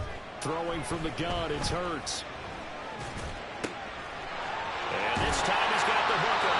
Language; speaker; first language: English; native; English